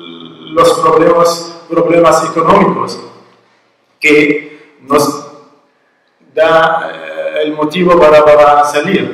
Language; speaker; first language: Spanish; non-native, learner; Arabic